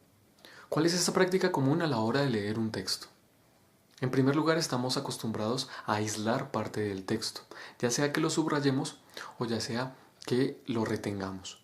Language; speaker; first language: Spanish; native; Spanish